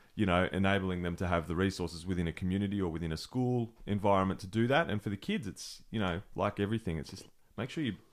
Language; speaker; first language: English; native; English